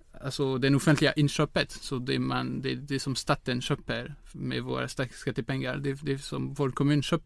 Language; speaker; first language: Swedish; non-native, fluent; French